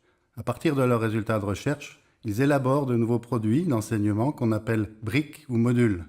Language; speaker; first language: French; native; French